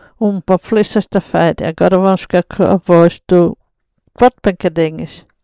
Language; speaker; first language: Portuguese; native; Portuguese